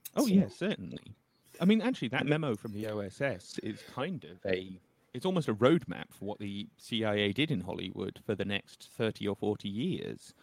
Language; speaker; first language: English; native; English